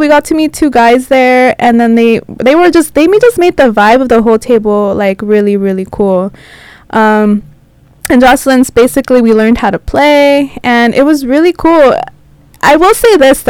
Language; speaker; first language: English; early bilingual, other home language; Spanish